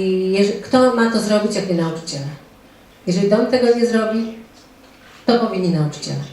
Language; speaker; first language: Polish; native; Polish